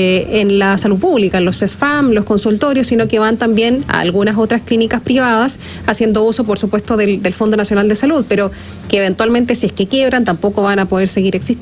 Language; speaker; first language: Spanish; native; Spanish